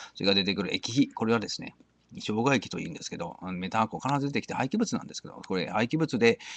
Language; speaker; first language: Japanese; native; Japanese